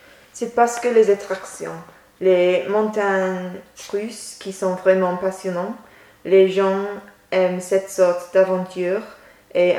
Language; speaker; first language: French; non-native, learner; English